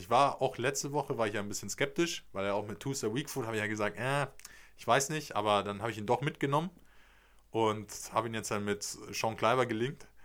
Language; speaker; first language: German; native; German